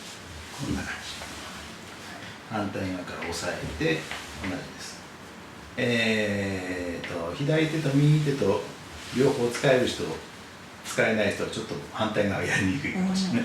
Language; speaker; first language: Japanese; native; Japanese